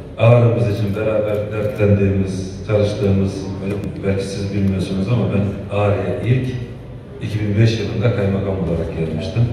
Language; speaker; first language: Turkish; native; Turkish